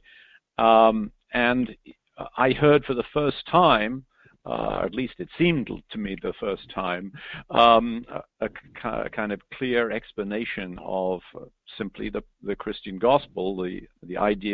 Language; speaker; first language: English; native; English